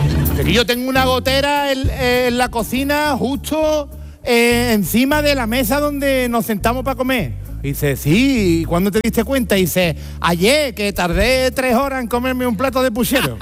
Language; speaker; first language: Spanish; native; Spanish